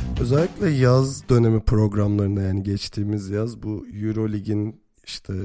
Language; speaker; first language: Turkish; native; Turkish